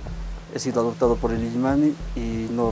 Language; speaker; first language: Spanish; native; Spanish